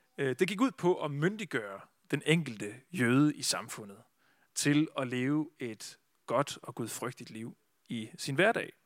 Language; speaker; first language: Danish; native; Danish